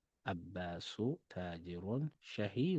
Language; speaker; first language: Arabic; non-native, fluent; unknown